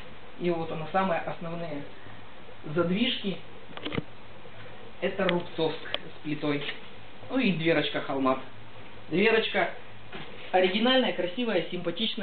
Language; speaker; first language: Russian; native; Russian